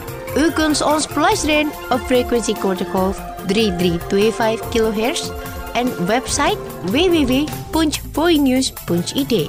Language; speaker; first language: Dutch; non-native, learner; Indonesian